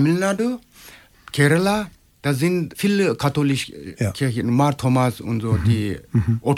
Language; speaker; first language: German; non-native, learner; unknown